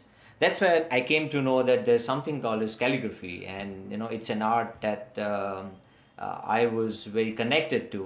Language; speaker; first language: English; native; English